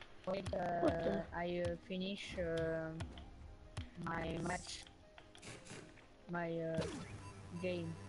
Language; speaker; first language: English; non-native, learner; French